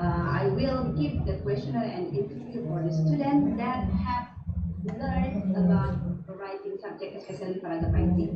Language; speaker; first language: English; non-native, learner; Indonesian